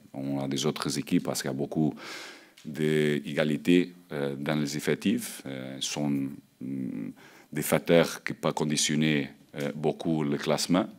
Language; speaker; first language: French; non-native, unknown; Portuguese